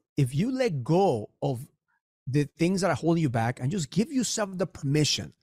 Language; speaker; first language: English; early bilingual, other home language; Spanish